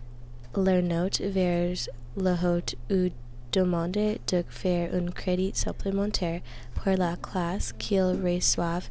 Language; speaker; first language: French; non-native, learner; English